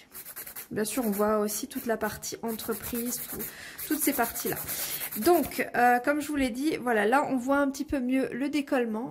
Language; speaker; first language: French; native; French